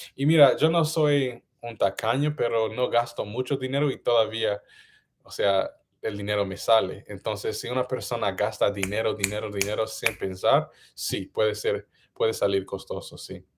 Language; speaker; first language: Spanish; non-native, learner; English